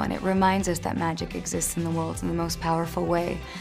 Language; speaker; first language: English; early bilingual, other home language; Spanish